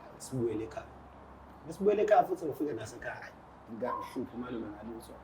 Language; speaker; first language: Zulu; native; Zulu